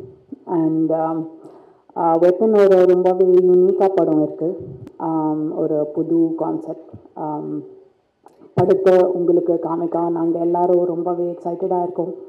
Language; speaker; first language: Tamil; non-native, learner; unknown